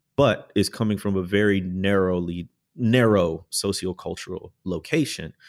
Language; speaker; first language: English; native; English